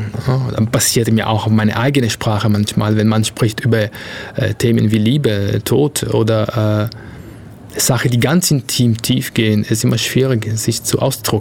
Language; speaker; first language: German; non-native, fluent; Italian